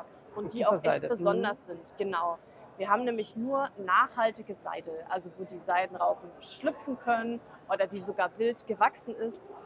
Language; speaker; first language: German; native; German